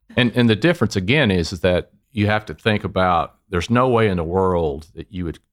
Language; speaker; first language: English; native; English